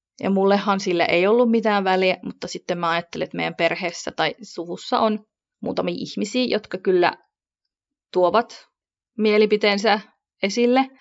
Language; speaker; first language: Finnish; early bilingual, other home language; Kurdish